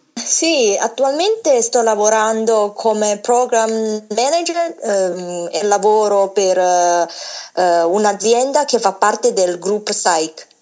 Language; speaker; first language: Italian; non-native, fluent; Chinese